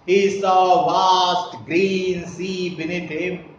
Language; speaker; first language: English; non-native, local second language; Marathi